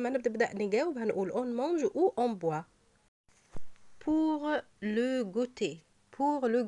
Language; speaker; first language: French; non-native, fluent; Arabic